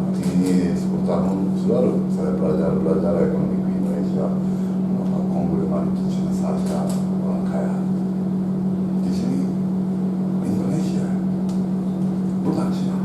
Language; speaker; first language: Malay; non-native, learner; Japanese